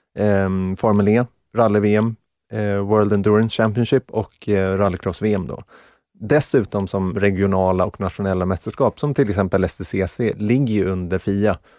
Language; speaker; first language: Swedish; native; Swedish